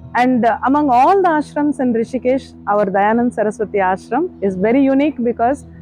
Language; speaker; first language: English; non-native, local second language; Tamil